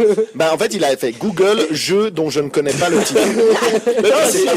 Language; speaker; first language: French; native; French